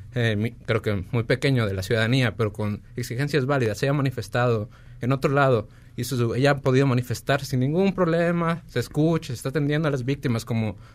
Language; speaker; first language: Spanish; native; Spanish